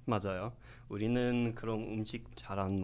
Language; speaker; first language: Korean; non-native, learner; English